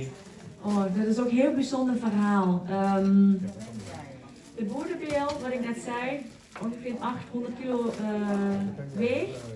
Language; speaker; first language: Dutch; non-native, learner; Thai